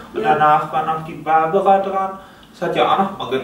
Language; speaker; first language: German; native; German